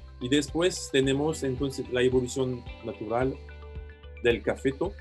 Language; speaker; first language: Spanish; non-native, fluent; French